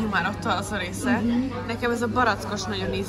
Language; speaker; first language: Hungarian; early bilingual, heritage; English